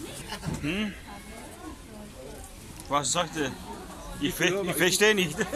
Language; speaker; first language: German; non-native, learner; Turkish